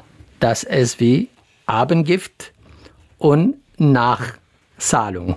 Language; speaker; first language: German; non-native, learner; Central Kurdish